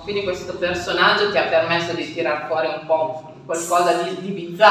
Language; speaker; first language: Italian; native; Italian